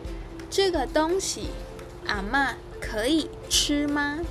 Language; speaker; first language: Chinese; non-native, fluent; Indonesian